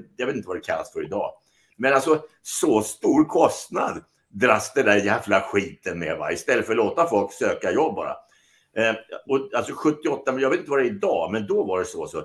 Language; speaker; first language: Swedish; native; Swedish